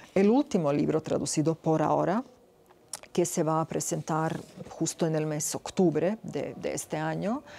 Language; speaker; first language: Spanish; non-native, fluent; Serbian